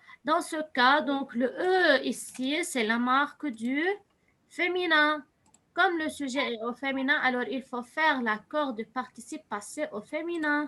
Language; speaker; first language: French; non-native, fluent; Arabic